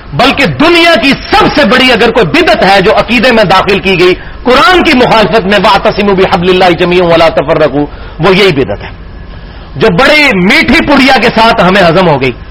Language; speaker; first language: Urdu; non-native, local second language; Punjabi